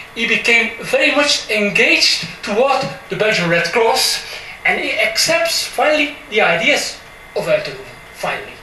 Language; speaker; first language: English; non-native, fluent; French